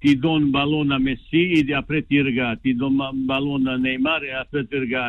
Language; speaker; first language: French; non-native, fluent; Bosnian